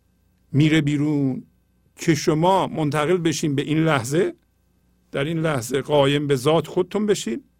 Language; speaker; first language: Persian; native; Persian